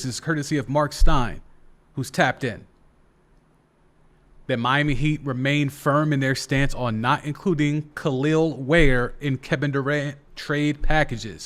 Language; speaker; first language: English; native; English